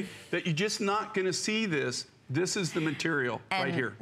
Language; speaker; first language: English; native; English